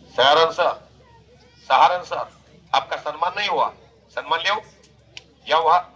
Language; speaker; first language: Hindi; non-native, local second language; Marathi